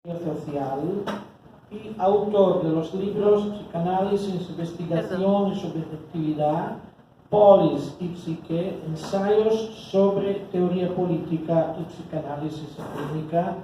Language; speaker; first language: Spanish; non-native, fluent; Italian